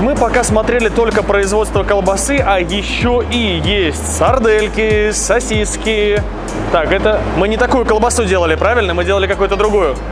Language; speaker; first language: Russian; native; Russian